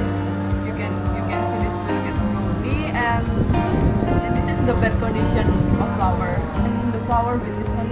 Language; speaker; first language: English; non-native, learner; Indonesian